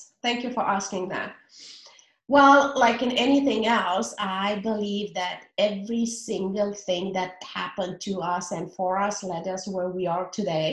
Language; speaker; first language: English; non-native, fluent; Romanian